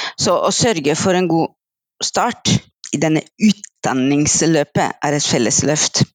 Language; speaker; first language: Norwegian; non-native, fluent; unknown